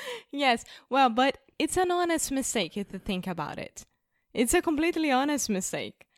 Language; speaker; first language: English; non-native, fluent; Portuguese